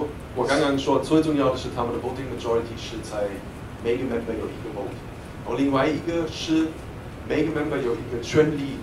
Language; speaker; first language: Chinese; non-native, fluent; German